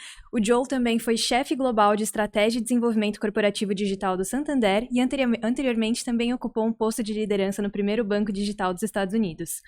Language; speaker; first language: Portuguese; native; Portuguese